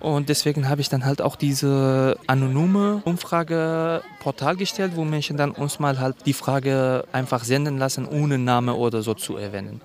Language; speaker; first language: German; non-native, fluent; Kurdish